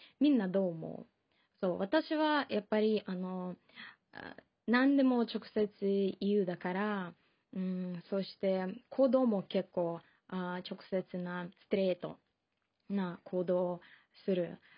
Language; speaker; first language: Japanese; non-native, fluent; Russian